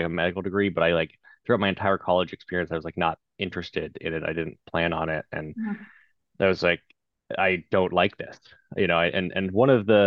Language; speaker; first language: English; native; English